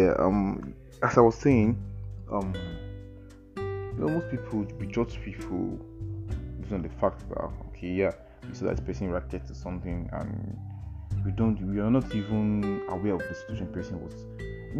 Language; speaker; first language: English; non-native, local second language; Yoruba